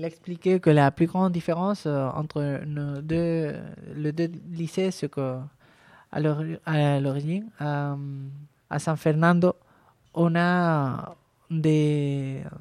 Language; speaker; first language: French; non-native, fluent; Spanish